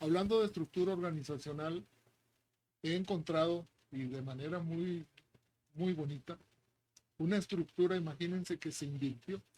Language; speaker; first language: Spanish; native; Spanish